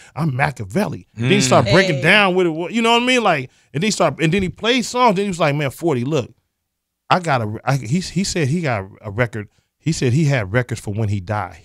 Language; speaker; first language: English; native; English